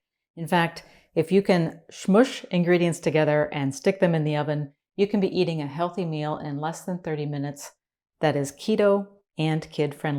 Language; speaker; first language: English; native; English